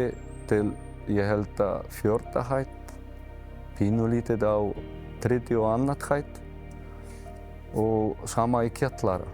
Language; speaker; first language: Icelandic; non-native, learner; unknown